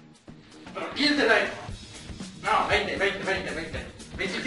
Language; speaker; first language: Spanish; native; Spanish